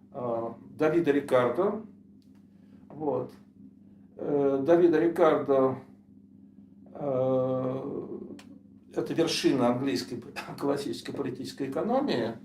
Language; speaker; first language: Russian; native; Russian